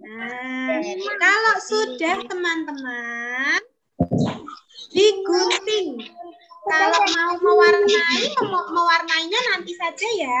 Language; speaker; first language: Indonesian; native; Indonesian